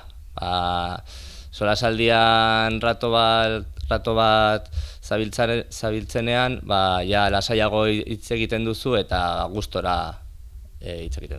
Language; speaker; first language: Basque; non-native, local second language; Spanish